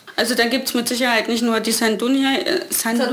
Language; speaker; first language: German; native; German